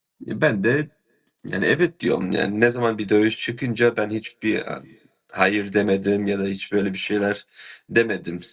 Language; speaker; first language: Turkish; early bilingual, heritage; Turkish